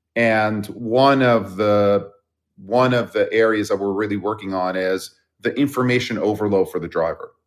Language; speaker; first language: English; early bilingual, other home language; Persian